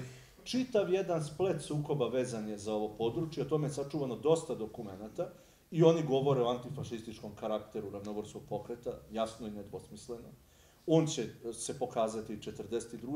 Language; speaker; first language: Serbian; native; Serbian